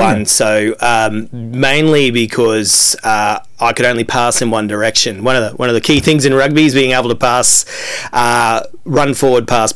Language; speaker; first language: English; native; English